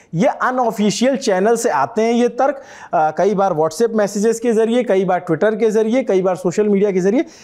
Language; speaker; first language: Hindi; native; Hindi